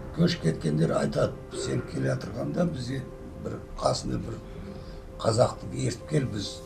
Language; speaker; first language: Kazakh; non-native, local second language; Chechen